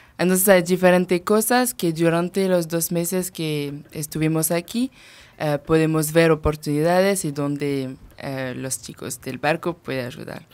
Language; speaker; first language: Spanish; non-native, learner; French